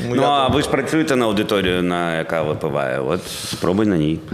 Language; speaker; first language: Ukrainian; native; Ukrainian